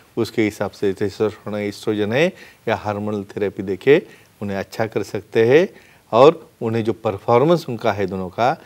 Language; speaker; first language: Hindi; non-native, local second language; Marathi